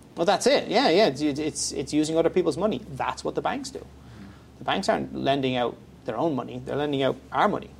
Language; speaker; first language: English; native; English